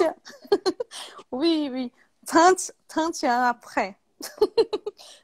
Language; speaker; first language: French; non-native, learner; Portuguese